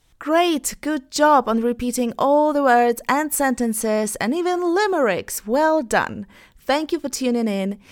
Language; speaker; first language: English; non-native, fluent; Polish